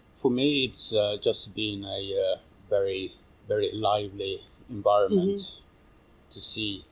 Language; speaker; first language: English; non-native, fluent; Swedish